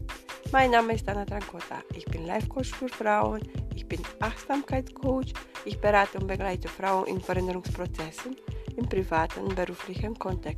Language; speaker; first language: German; non-native, fluent; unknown